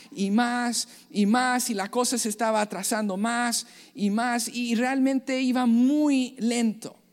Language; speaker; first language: Spanish; native; Spanish